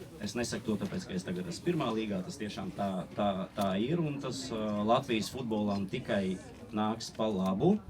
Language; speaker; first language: Latvian; non-native, local second language; Russian